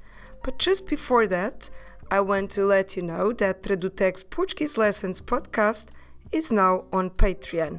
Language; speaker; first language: English; non-native, fluent; Portuguese